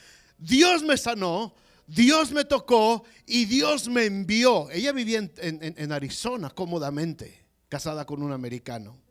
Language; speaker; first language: Spanish; native; Spanish